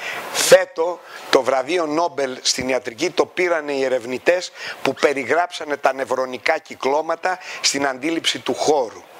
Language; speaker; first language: Greek; native; Greek